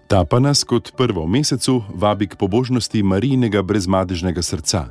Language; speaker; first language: Slovenian; native; Slovenian